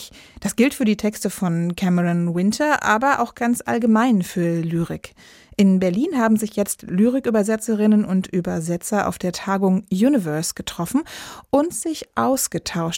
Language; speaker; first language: German; native; German